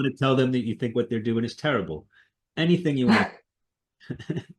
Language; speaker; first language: English; native; English